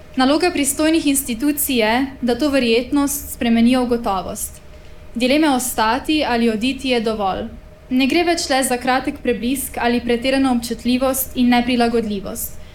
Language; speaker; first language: Slovenian; native; Slovenian